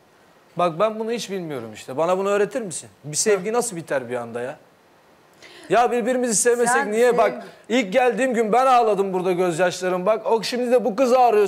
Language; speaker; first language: Turkish; native; Turkish